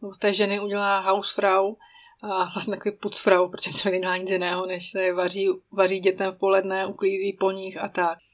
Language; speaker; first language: Czech; native; Czech